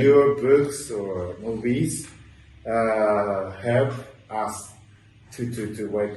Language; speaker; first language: English; non-native, learner; Japanese